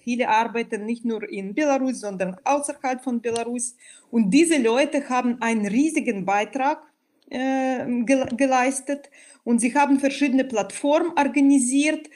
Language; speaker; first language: German; non-native, fluent; Belarusian